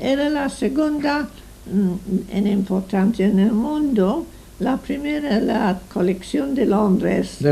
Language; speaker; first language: Spanish; non-native, fluent; English